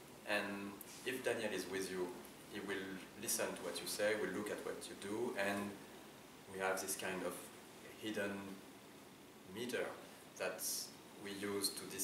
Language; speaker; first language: English; non-native, fluent; French